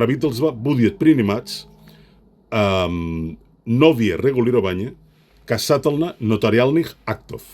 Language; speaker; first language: Russian; non-native, fluent; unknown